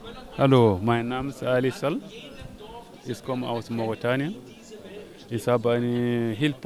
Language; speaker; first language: German; non-native, learner; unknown